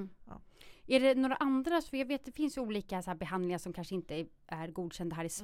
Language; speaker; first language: Swedish; native; Swedish